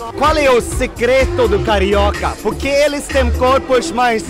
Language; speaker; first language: Portuguese; non-native, learner; Swedish